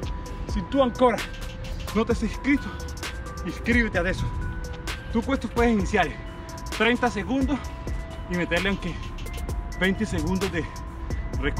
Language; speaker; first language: Italian; non-native, learner; Spanish